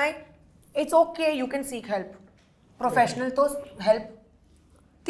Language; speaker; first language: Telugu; non-native, local second language; Hindi